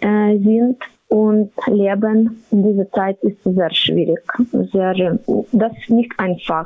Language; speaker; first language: German; non-native, learner; Ukrainian